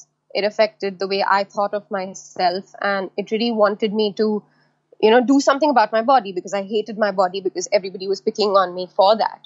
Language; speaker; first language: English; non-native, local second language; Hindi